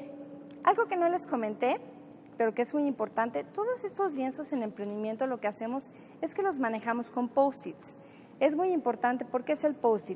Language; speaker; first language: Spanish; native; Spanish